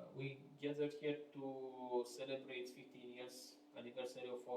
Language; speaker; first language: English; non-native, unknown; Romanian